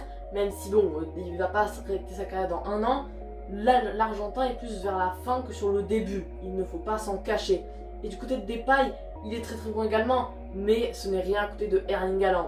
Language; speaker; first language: French; native; French